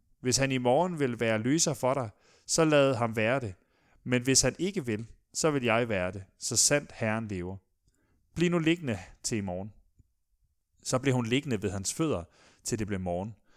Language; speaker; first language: Danish; native; Danish